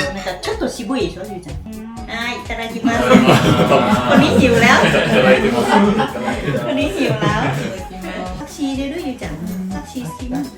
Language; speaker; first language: Japanese; non-native, fluent; Thai